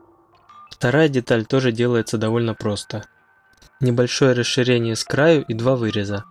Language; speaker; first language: Russian; native; Russian